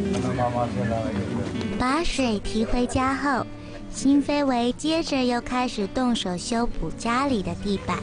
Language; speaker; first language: Chinese; native; Chinese